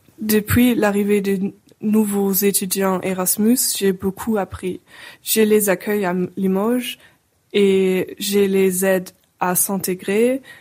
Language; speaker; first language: French; non-native, fluent; German